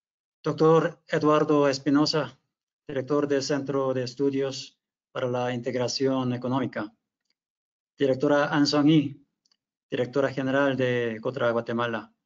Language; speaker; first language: Spanish; non-native, fluent; Korean